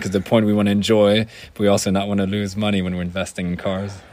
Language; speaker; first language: English; non-native, fluent; French